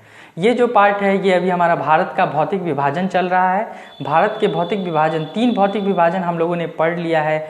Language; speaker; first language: Hindi; native; Hindi